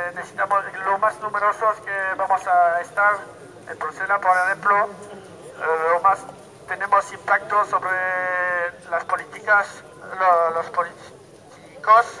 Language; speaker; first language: Spanish; non-native, learner; French